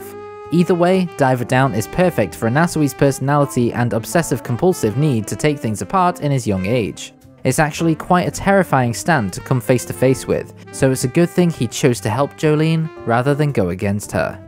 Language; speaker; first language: English; native; English